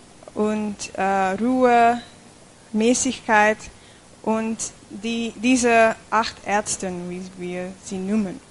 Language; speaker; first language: German; non-native, fluent; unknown